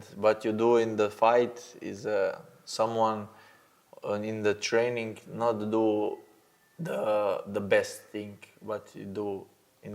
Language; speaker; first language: English; non-native, learner; Slovenian